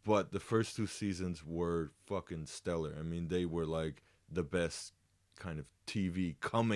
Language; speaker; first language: English; native; English